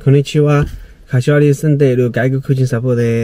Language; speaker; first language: Japanese; non-native, learner; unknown